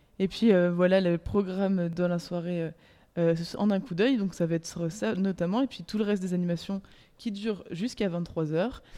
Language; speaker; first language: French; native; French